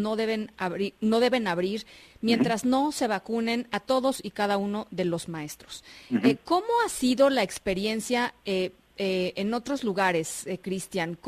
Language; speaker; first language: Spanish; native; Spanish